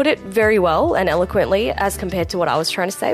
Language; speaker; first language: English; non-native, local second language; Memoni